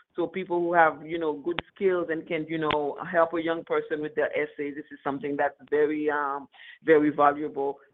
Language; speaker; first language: English; non-native, fluent; Haitian Creole